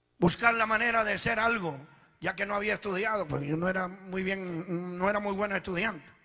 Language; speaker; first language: Spanish; early bilingual, other home language; Italian